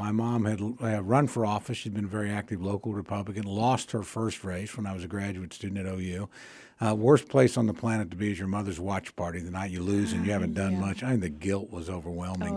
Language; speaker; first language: English; native; English